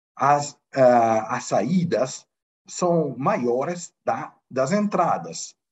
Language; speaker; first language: Portuguese; non-native, fluent; Italian